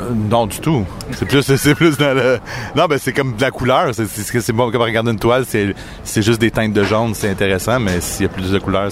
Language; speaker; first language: French; native; French